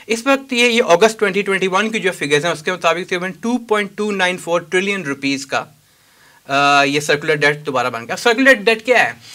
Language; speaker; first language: Urdu; native; Urdu